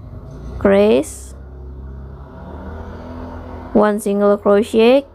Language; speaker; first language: English; non-native, local second language; Indonesian